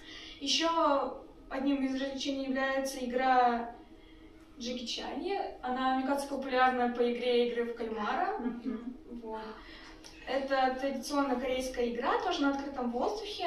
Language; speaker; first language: Russian; native; Russian